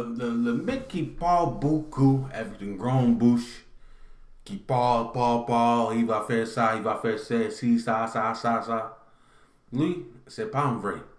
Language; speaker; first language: French; non-native, learner; English